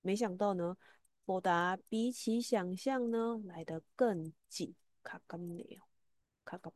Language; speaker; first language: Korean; non-native, fluent; Chinese